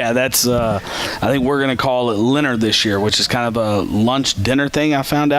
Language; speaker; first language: English; native; English